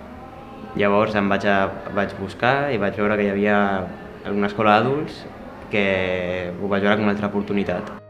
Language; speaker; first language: Catalan; non-native, local second language; Spanish